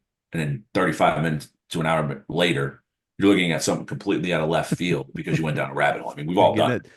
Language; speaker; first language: English; native; English